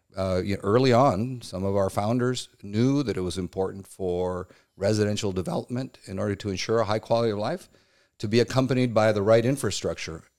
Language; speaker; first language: English; native; English